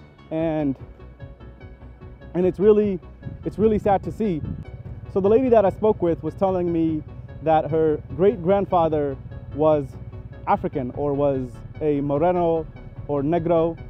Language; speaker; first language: English; native; English